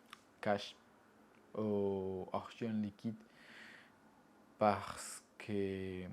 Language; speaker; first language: French; non-native, learner; Spanish